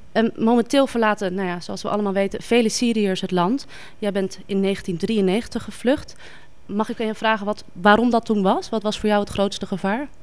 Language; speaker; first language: Dutch; native; Dutch